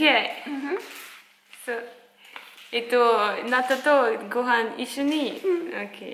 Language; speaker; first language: Japanese; non-native, learner; German